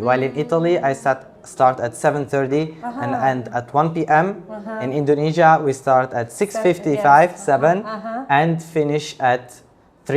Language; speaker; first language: English; non-native, fluent; Italian